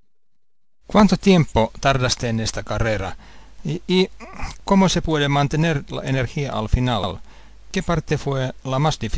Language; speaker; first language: Spanish; non-native, fluent; Finnish